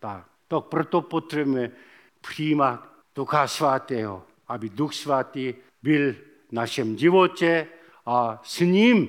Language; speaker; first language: Czech; non-native, fluent; Korean